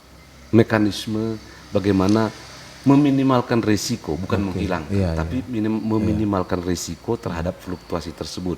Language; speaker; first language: Indonesian; native; Indonesian